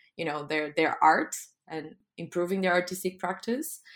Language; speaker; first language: English; non-native, fluent; Portuguese